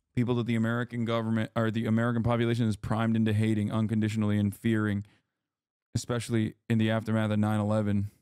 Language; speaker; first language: English; early bilingual, other home language; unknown